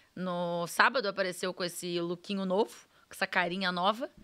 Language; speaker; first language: Portuguese; native; Portuguese